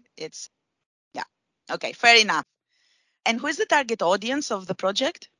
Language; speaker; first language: English; non-native, fluent; Greek